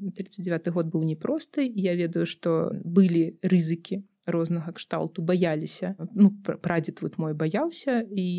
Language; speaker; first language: Belarusian; non-native, local second language; Russian